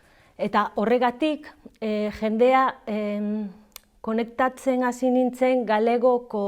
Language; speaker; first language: Basque; non-native, learner; Galician